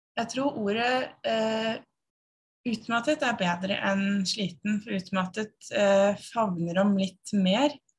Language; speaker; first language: Norwegian; native; Norwegian